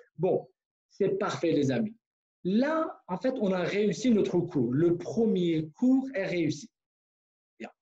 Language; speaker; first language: French; non-native, fluent; Kurdish